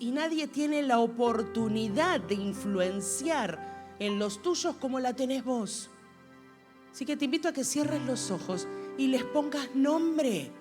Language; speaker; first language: Spanish; native; Spanish